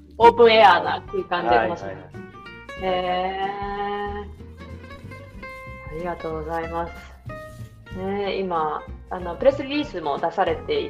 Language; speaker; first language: Japanese; native; Japanese